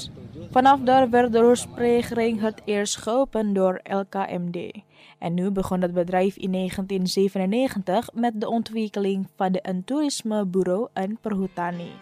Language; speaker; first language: Dutch; non-native, learner; Indonesian